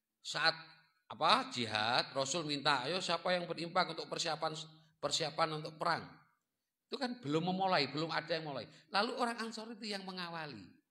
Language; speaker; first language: Indonesian; non-native, local second language; Javanese